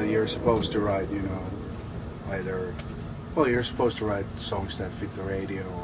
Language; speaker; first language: English; non-native, fluent; Finnish